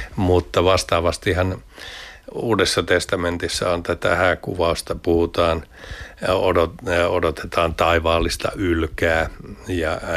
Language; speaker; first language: Finnish; native; Finnish